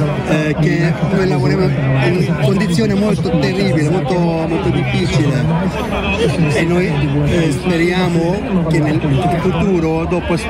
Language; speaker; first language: Italian; non-native, learner; Hungarian